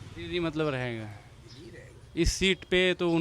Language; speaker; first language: Hindi; native; Hindi